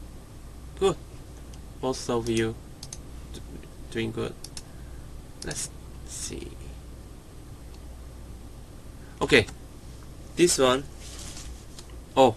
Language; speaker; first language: English; non-native, learner; Korean